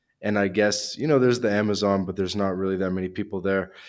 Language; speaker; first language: English; native; English